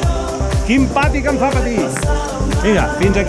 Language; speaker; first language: Spanish; non-native, local second language; Catalan